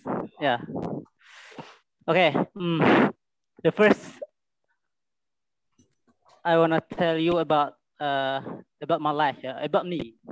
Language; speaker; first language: English; non-native, learner; Indonesian